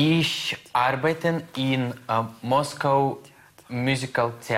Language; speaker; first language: German; non-native, learner; Russian